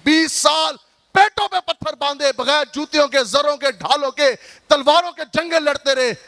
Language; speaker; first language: Urdu; non-native, local second language; Punjabi